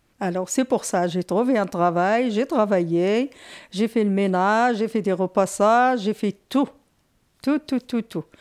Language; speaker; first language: French; non-native, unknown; Arabic